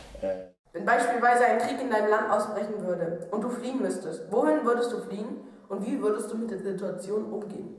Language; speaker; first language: German; native; German